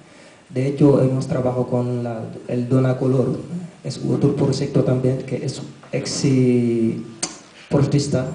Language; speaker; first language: Spanish; non-native, learner; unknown